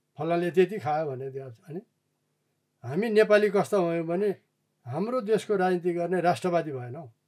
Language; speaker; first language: Nepali; non-native, local second language; Eastern Tamang